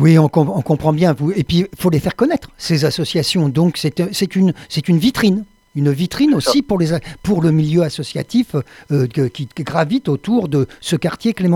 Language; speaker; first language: French; native; French